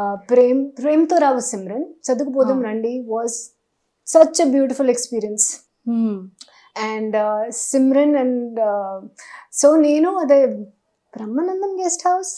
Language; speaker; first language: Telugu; non-native, learner; Hindi